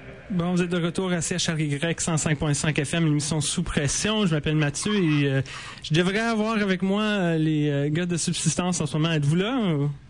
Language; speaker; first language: French; native; French